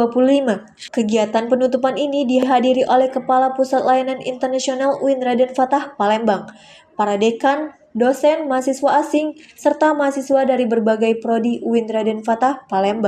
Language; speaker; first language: Indonesian; native; Indonesian